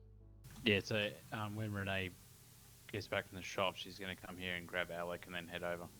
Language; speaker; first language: English; native; English